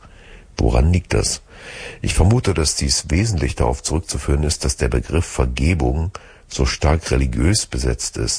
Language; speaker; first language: German; native; German